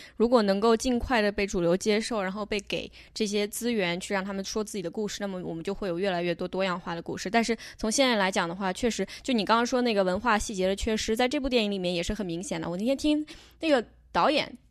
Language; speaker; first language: Chinese; native; Chinese